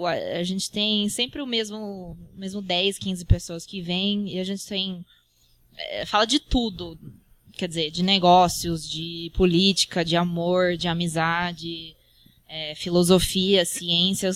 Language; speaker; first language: Portuguese; early bilingual, heritage; Portuguese